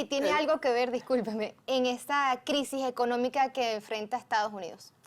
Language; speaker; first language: Spanish; native; Spanish